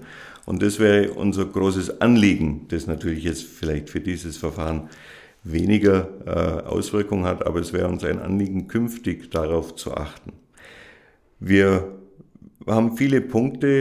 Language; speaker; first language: German; native; German